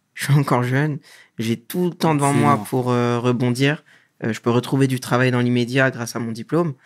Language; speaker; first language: French; native; French